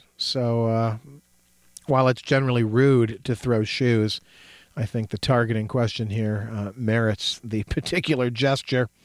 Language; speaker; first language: English; native; English